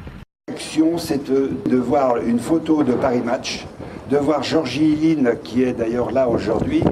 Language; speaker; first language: French; native; French